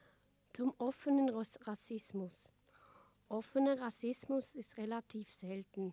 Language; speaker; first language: German; native; German